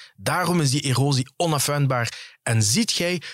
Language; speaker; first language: Dutch; early bilingual, other home language; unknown